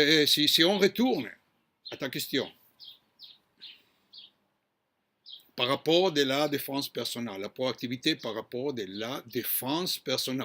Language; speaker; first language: French; non-native, fluent; Hebrew